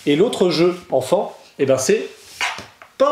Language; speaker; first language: French; native; French